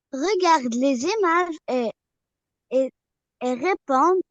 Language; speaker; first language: French; non-native, learner; Arabic